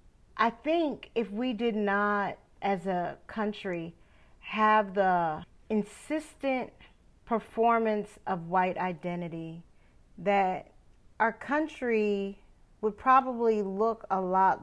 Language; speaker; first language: English; native; English